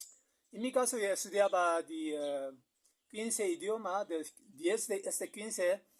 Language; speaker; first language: Spanish; non-native, learner; Korean